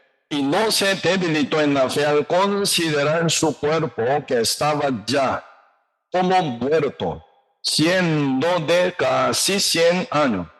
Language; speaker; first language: Spanish; non-native, learner; Korean